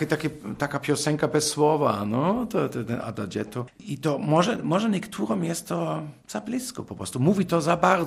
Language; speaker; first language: Polish; non-native, fluent; German